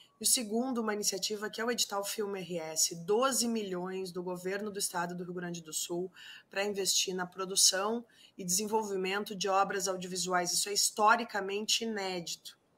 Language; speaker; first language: Portuguese; non-native, fluent; Spanish